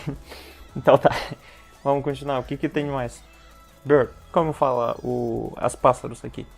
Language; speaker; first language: Portuguese; non-native, fluent; Russian